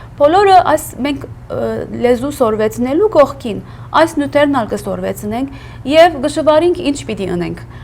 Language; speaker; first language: Armenian; early bilingual, heritage; Armenian